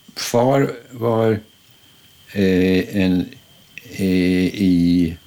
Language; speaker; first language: Swedish; early bilingual, other home language; German